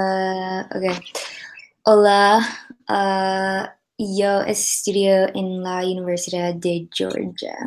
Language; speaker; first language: Spanish; non-native, learner; English